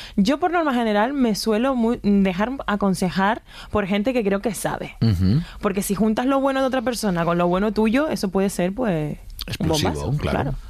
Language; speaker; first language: Spanish; native; Spanish